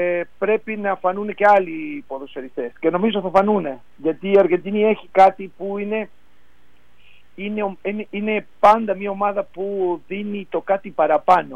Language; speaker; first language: Greek; non-native, fluent; Spanish